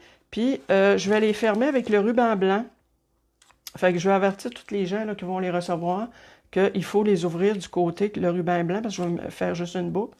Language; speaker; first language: French; native; French